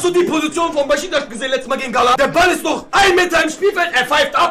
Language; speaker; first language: German; early bilingual, other home language; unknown